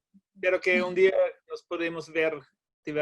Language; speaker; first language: Spanish; non-native, learner; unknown